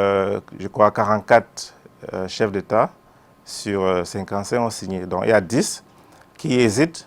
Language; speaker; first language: French; native; French